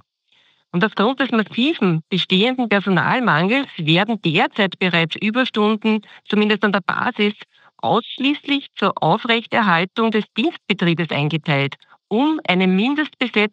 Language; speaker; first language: German; native; German